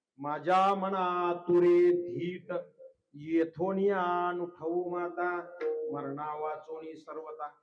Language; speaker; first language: Marathi; non-native, local second language; Kannada